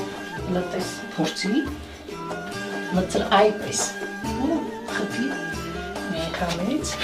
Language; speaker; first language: Armenian; non-native, learner; English